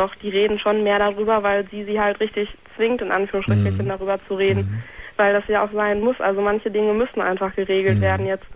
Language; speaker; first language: German; native; German